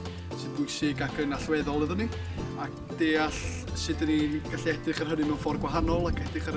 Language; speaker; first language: Welsh; native; Welsh